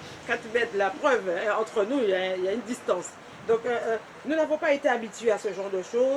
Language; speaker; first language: French; native; French